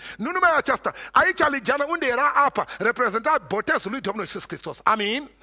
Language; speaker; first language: Romanian; non-native, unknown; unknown